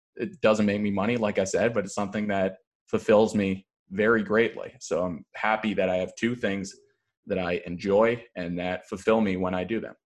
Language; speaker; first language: English; native; English